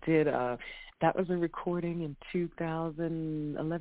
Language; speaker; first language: English; native; English